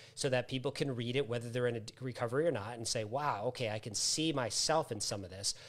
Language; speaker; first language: English; native; English